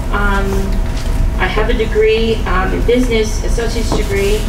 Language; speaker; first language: English; native; English